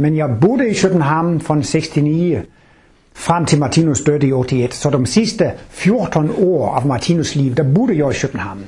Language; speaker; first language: Swedish; non-native, fluent; Danish